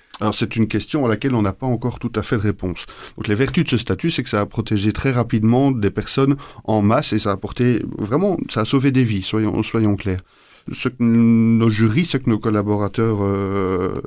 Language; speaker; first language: French; native; French